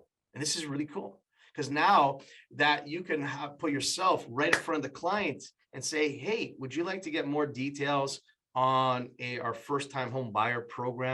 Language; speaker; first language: English; native; English